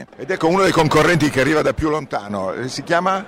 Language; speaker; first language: Italian; native; Italian